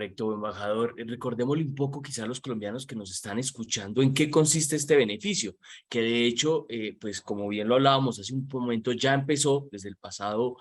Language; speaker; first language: Spanish; native; Spanish